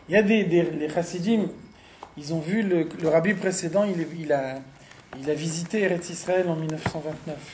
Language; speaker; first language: French; native; French